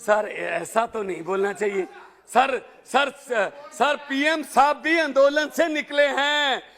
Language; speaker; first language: Hindi; non-native, local second language; Punjabi